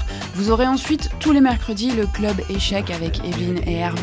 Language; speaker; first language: French; native; French